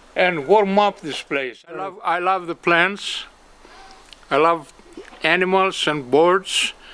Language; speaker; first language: English; non-native, learner; Greek